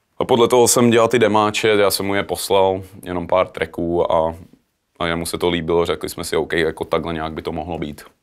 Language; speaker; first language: Czech; early bilingual, heritage; Czech